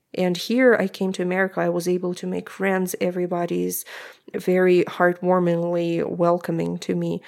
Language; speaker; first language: English; non-native, fluent; Russian